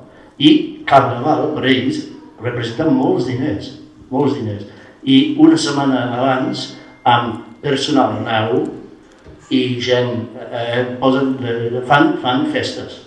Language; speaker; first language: Catalan; non-native, fluent; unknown